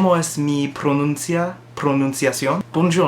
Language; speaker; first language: Spanish; non-native, learner; English